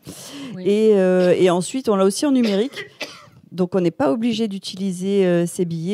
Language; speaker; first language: French; native; French